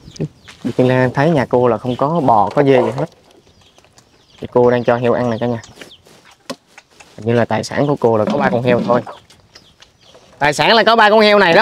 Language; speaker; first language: Vietnamese; native; Vietnamese